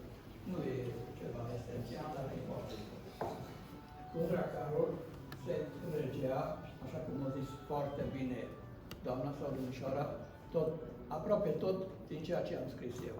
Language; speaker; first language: Romanian; non-native, local second language; Hungarian